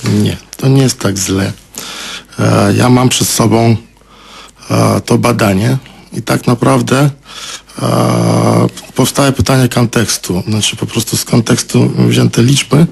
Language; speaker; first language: Polish; non-native, fluent; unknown